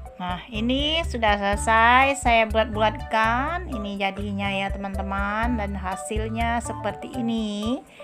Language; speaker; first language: Indonesian; native; Indonesian